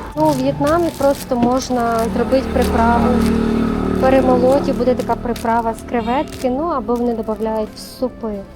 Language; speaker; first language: Ukrainian; native; Ukrainian